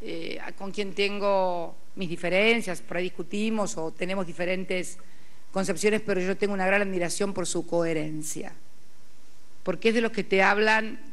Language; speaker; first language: Spanish; native; Spanish